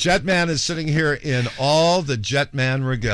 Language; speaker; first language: English; native; English